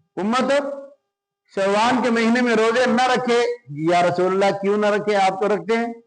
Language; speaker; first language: Urdu; non-native, local second language; Punjabi